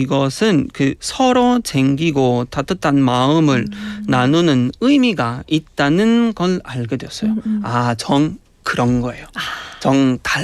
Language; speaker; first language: Korean; non-native, fluent; Spanish